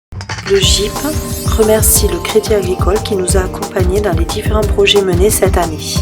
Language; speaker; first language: French; native; French